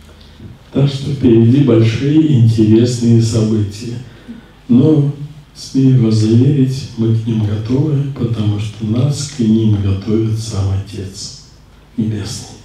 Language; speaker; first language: Czech; non-native, learner; Russian